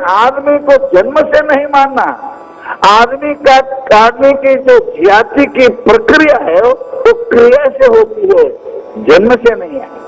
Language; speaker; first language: Hindi; non-native, local second language; Kannada